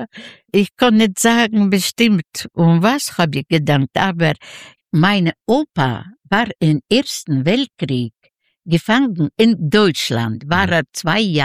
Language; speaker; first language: German; non-native, learner; Yiddish